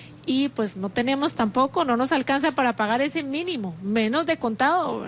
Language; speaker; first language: Spanish; native; Spanish